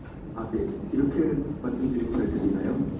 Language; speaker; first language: Korean; native; Korean